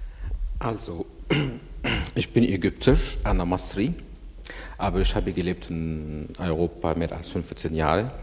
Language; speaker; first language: German; non-native, learner; Arabic